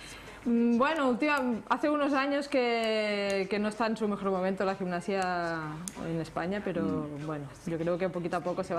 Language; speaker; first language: Spanish; native; Spanish